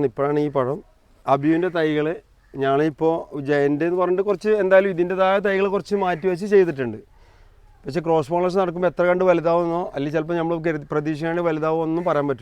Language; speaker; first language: Malayalam; native; Malayalam